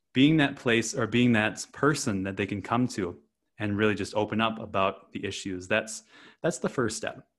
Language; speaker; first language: English; native; English